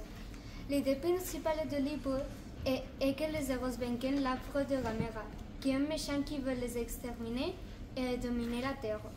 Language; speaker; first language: French; non-native, learner; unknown